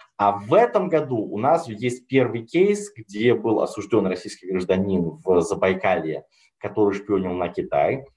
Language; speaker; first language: Russian; native; Russian